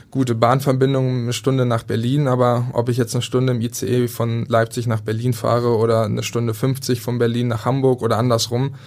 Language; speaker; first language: German; native; German